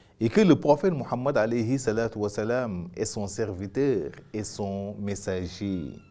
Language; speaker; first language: French; non-native, local second language; Wolof